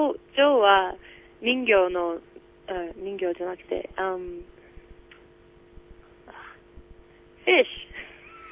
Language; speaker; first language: Japanese; non-native, learner; English